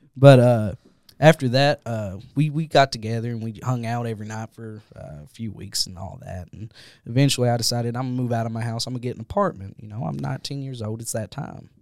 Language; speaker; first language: English; native; English